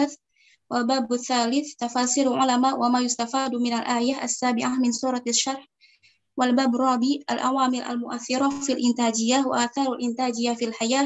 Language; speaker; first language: Arabic; non-native, learner; Indonesian